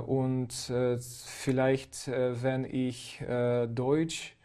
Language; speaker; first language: German; non-native, fluent; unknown